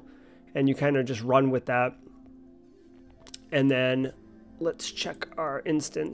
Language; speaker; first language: English; native; English